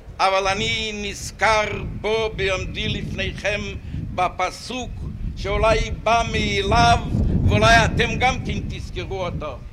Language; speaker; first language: Hebrew; non-native, fluent; Yiddish